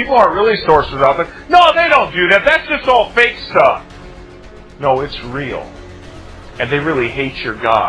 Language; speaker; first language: English; native; English